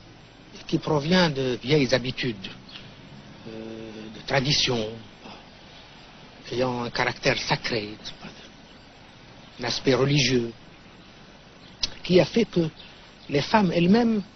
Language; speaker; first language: French; non-native, local second language; Arabic